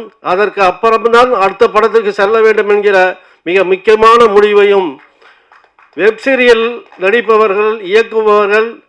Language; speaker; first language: Tamil; native; Tamil